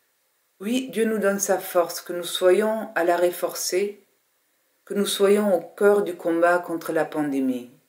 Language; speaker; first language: French; native; French